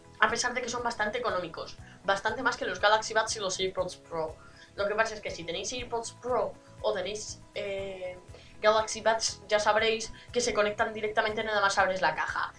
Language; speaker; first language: Spanish; native; Spanish